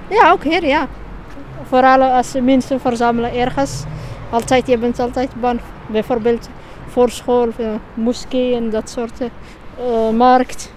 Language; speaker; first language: Dutch; non-native, learner; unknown